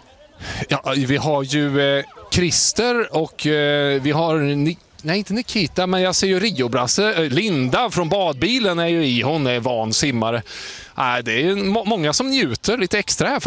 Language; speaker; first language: Swedish; native; Swedish